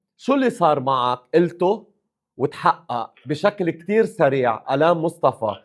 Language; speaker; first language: Arabic; native; Arabic